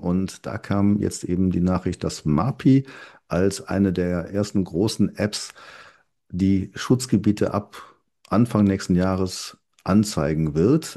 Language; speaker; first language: German; native; German